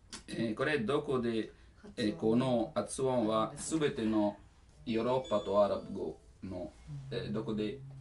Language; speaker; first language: Japanese; non-native, learner; Italian